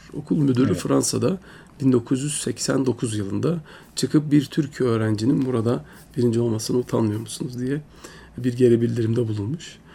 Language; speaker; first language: Turkish; early bilingual, heritage; Turkish